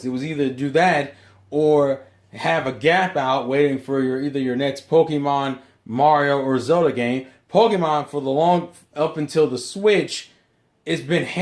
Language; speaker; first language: English; native; English